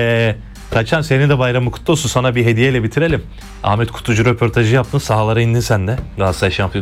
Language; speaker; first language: Turkish; native; Turkish